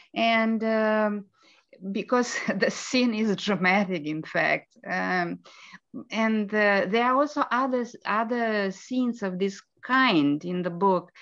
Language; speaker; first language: English; non-native, fluent; Romanian